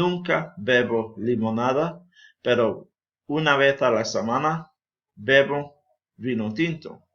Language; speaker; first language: Spanish; non-native, fluent; English